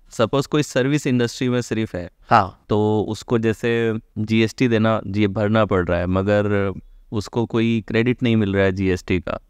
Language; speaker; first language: Hindi; native; Hindi